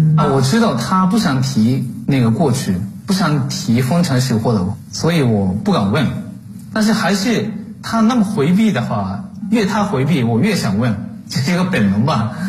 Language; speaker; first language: Chinese; non-native, fluent; Japanese